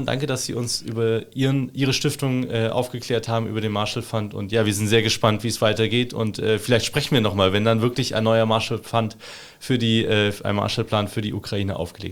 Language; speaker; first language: German; native; German